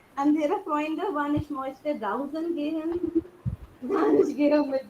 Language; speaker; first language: German; non-native, learner; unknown